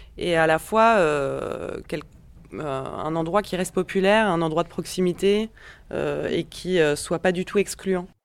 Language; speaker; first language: French; native; French